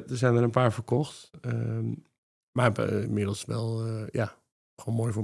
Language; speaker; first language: Dutch; native; Dutch